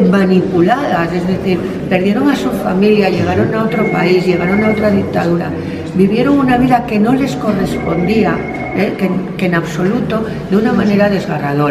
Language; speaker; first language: Spanish; native; Spanish